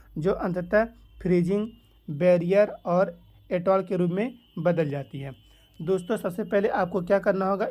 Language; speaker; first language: Hindi; native; Hindi